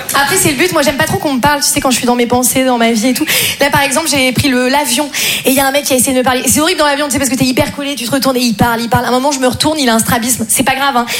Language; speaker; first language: French; native; French